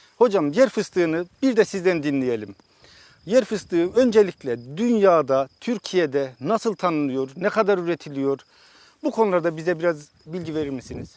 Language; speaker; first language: Turkish; native; Turkish